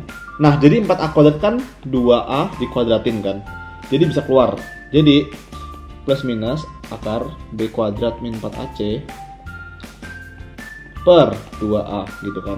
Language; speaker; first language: Indonesian; native; Indonesian